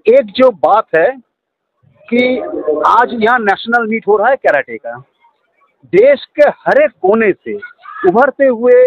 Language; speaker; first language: Hindi; non-native, local second language; Bangla